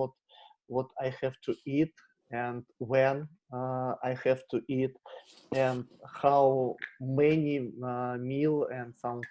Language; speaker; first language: English; non-native, learner; Russian